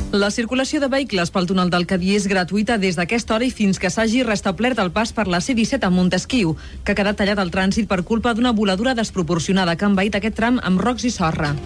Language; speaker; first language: Catalan; non-native, local second language; Spanish